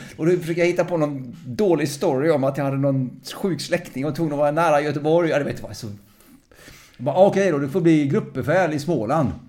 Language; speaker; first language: Swedish; early bilingual, other home language; English